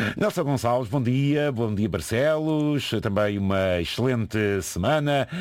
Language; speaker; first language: Portuguese; native; Portuguese